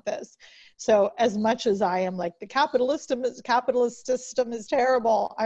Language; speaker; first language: English; native; English